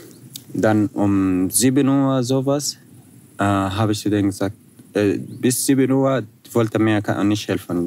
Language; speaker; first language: German; non-native, fluent; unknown